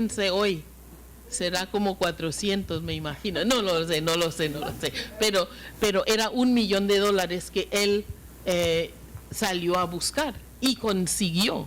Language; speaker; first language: Spanish; non-native, fluent; English